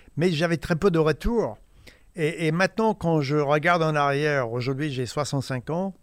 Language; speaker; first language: French; non-native, fluent; English